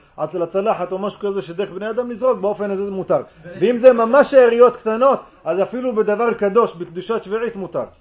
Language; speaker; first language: Hebrew; native; Hebrew